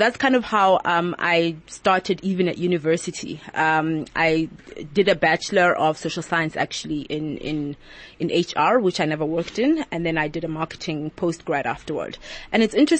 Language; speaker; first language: English; non-native, local second language; Southern Sotho